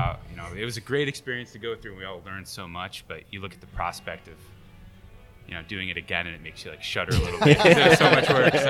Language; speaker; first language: English; native; English